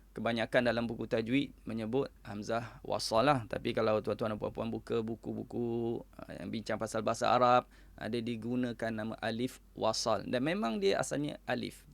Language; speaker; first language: Malay; native; Malay